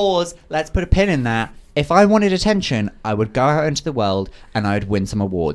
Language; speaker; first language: English; native; English